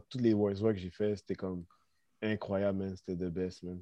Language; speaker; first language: French; native; French